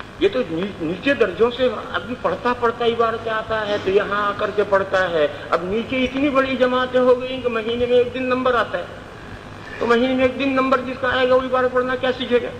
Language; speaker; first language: Urdu; non-native, local second language; Gujarati